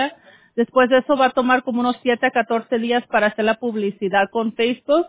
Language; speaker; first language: Spanish; early bilingual, heritage; Spanish